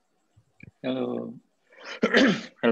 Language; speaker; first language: English; non-native, fluent; Indonesian